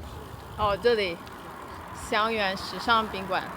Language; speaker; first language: Chinese; non-native, fluent; English